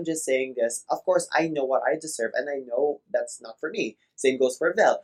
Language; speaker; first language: English; non-native, local second language; Filipino